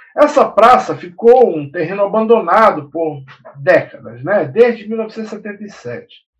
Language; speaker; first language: Portuguese; native; Portuguese